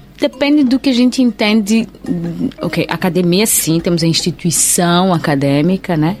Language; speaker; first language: Portuguese; native; Portuguese